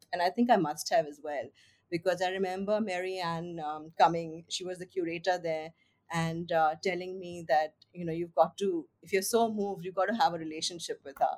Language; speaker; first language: English; non-native, local second language; Hindi